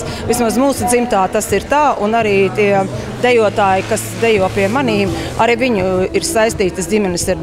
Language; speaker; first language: Latvian; native; Latvian